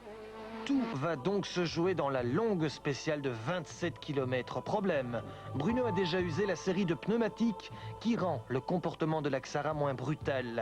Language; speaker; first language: French; native; French